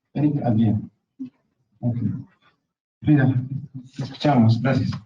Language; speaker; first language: Spanish; native; Spanish